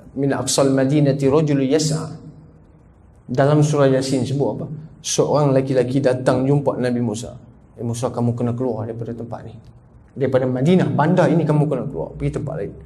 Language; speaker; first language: Malay; native; Malay